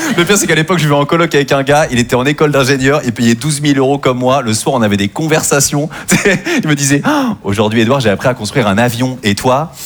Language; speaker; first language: French; native; French